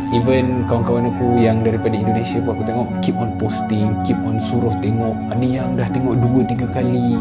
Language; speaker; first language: Malay; native; Malay